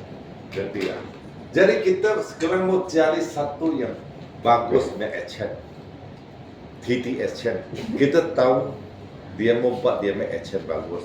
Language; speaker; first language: Indonesian; non-native, learner; Chinese